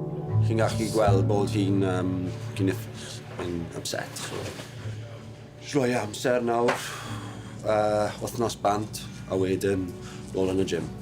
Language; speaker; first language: Welsh; non-native, local second language; English